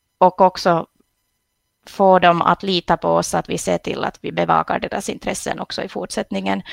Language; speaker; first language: Swedish; native; Swedish